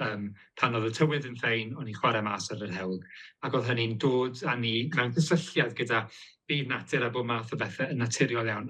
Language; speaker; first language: Welsh; native; Welsh